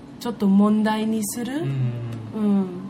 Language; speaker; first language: Japanese; non-native, learner; German